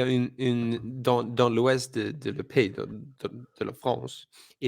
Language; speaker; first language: French; non-native, fluent; English